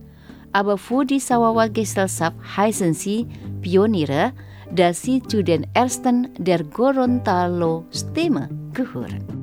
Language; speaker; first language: German; non-native, fluent; Indonesian